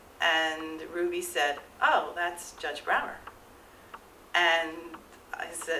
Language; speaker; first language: English; native; English